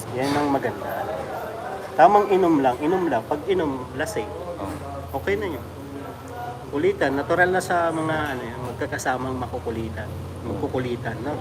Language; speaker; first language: Filipino; native; Filipino